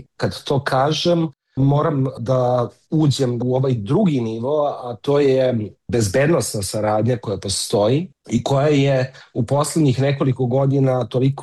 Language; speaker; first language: Serbian; native; Serbian